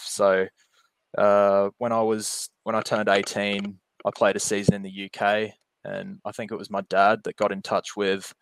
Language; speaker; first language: English; non-native, local second language; Japanese